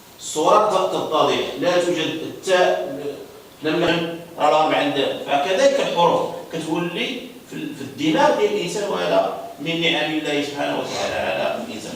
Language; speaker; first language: Arabic; native; Arabic